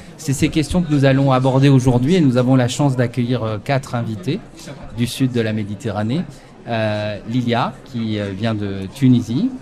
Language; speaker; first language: French; native; French